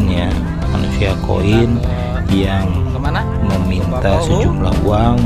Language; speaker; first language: Indonesian; native; Indonesian